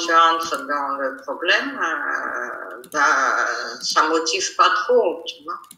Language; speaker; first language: French; non-native, fluent; Armenian